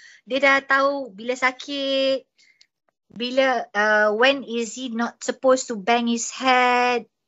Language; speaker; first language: English; non-native, local second language; Malay